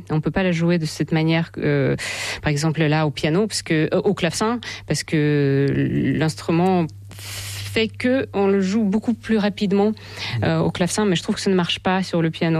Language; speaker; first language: French; non-native, fluent; Russian